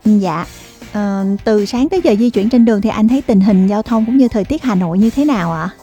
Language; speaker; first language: Vietnamese; native; Vietnamese